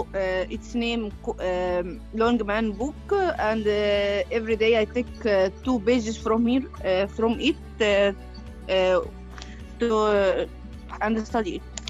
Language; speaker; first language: English; non-native, learner; Arabic